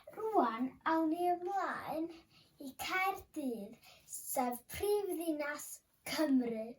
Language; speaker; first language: Welsh; native; Welsh